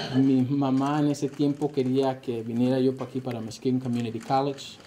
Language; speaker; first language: Spanish; early bilingual, heritage; Spanish